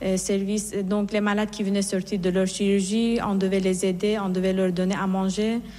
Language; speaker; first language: French; non-native, fluent; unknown